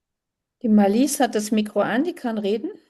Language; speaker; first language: German; native; German